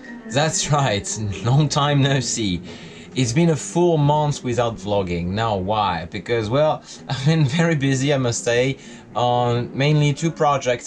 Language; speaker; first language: English; non-native, fluent; French